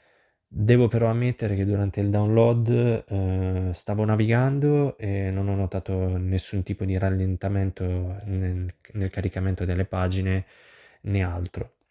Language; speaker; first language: Italian; native; Italian